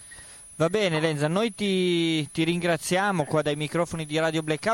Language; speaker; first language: Italian; native; Italian